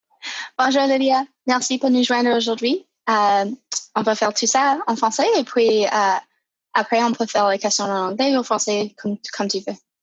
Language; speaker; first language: French; non-native, fluent; English